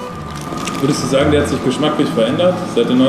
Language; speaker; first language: German; native; German